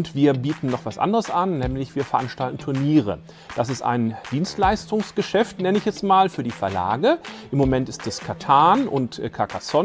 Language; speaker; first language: German; native; German